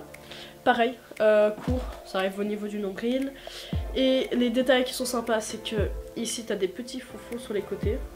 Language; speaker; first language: French; native; French